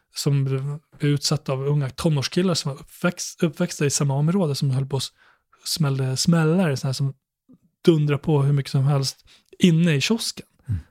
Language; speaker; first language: Swedish; native; Swedish